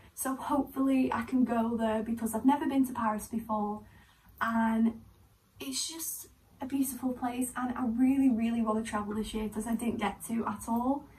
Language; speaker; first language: English; native; English